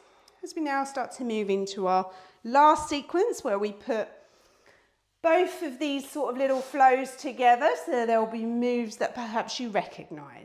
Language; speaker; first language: English; native; English